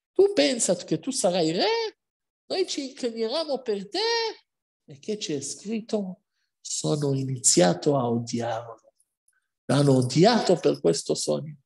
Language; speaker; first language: Italian; non-native, fluent; Hebrew